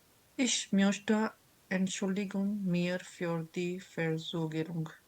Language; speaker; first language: German; non-native, learner; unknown